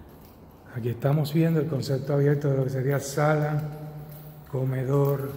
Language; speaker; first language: Spanish; native; Spanish